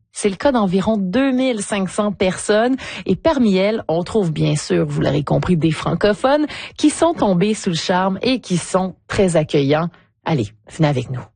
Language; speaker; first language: French; native; French